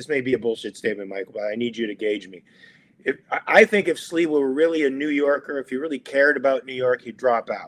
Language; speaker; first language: English; native; English